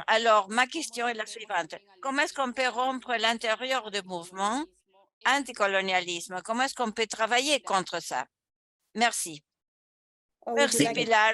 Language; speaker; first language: French; non-native, fluent; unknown